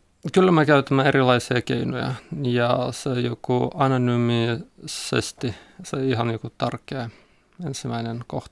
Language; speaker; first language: Finnish; non-native, learner; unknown